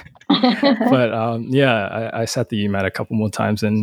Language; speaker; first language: English; native; English